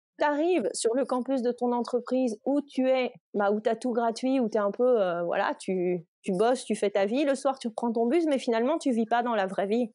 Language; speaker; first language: French; native; French